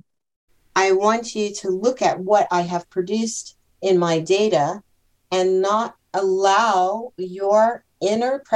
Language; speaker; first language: English; native; English